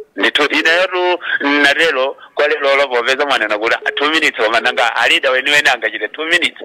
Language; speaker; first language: Nyanja; non-native, local second language; Tumbuka